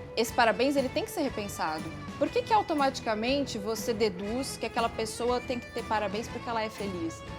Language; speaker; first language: Portuguese; native; Portuguese